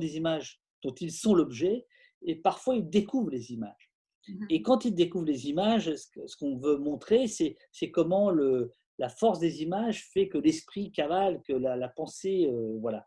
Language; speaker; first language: French; native; French